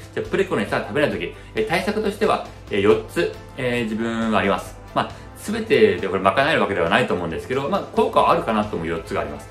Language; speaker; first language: Japanese; early bilingual, heritage; Japanese